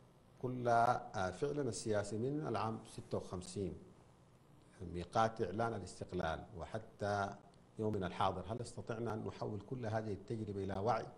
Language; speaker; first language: Arabic; native; Arabic